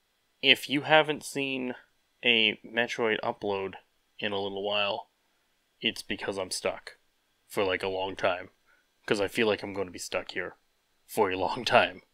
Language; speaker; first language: English; native; English